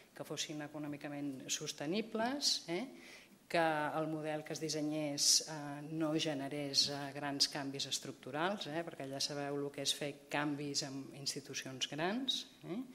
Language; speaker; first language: Catalan; native; Catalan